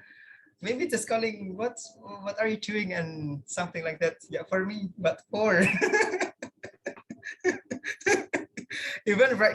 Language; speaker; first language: English; non-native, fluent; Indonesian